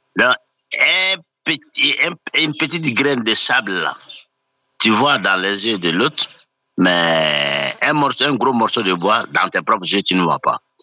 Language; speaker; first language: French; non-native, local second language; Bambara